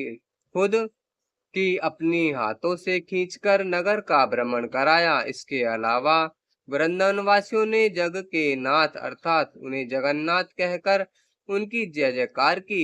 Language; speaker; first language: Hindi; native; Hindi